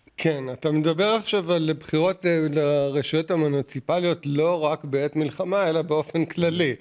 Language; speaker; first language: Hebrew; native; Hebrew